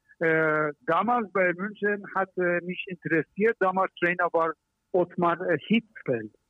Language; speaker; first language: German; non-native, learner; Persian